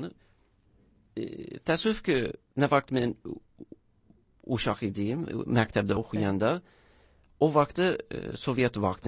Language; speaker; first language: Turkish; non-native, learner; English